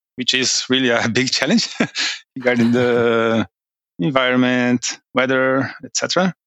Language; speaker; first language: English; non-native, fluent; Portuguese